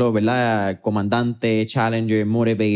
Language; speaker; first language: Spanish; native; Spanish